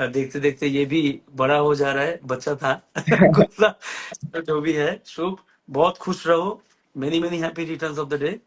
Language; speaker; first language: Hindi; non-native, local second language; Bangla